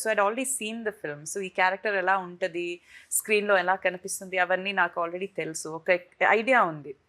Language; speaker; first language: Telugu; non-native, fluent; Tamil